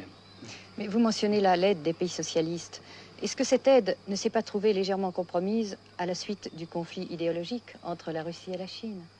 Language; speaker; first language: French; native; French